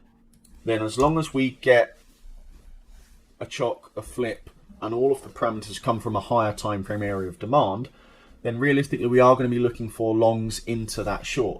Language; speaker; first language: English; native; English